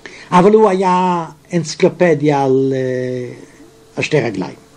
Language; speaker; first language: Hebrew; non-native, fluent; Yiddish